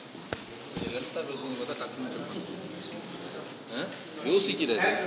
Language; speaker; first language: Tamil; native; Tamil